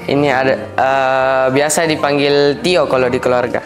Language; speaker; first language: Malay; early bilingual, heritage; Malay